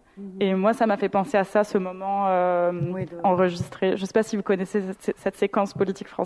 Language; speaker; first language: French; native; French